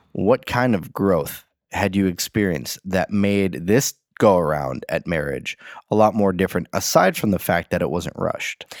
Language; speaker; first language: English; native; English